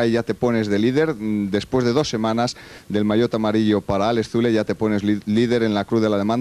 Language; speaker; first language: Spanish; native; Spanish